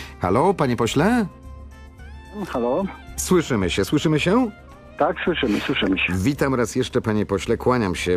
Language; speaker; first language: Polish; native; Polish